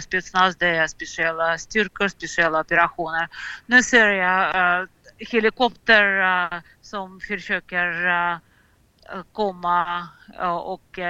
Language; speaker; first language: Swedish; non-native, fluent; Russian